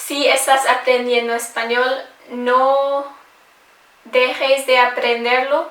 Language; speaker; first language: Spanish; non-native, learner; English